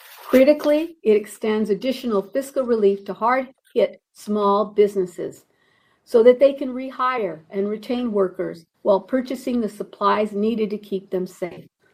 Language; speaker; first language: English; early bilingual, other home language; Spanish